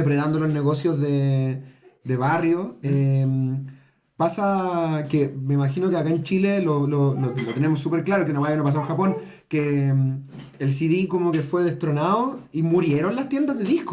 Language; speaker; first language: Spanish; native; Spanish